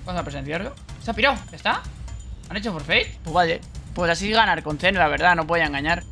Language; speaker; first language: Spanish; native; Spanish